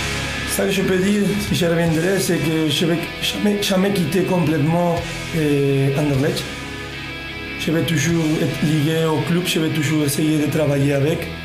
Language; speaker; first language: French; non-native, fluent; Spanish